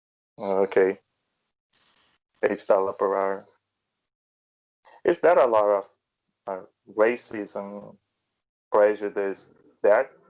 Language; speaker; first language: English; non-native, learner; Portuguese